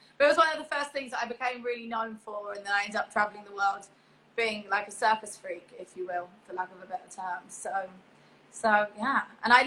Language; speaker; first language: English; native; English